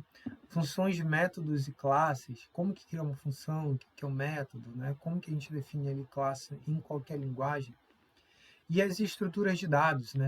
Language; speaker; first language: Portuguese; native; Portuguese